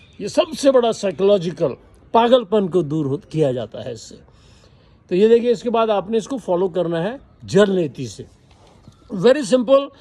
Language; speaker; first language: Hindi; non-native, local second language; Punjabi